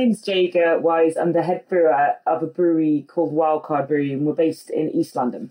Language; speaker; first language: English; native; English